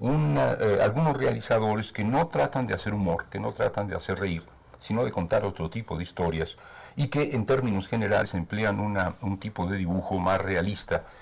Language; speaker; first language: Spanish; native; Spanish